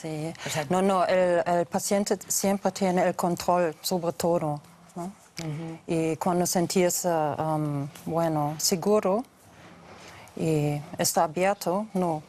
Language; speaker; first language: Spanish; non-native, fluent; German